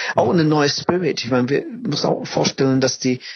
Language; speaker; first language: German; non-native, fluent; English